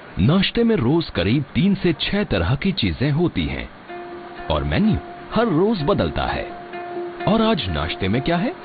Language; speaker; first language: Hindi; native; Hindi